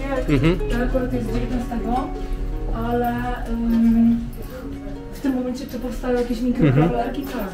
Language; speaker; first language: Polish; native; Polish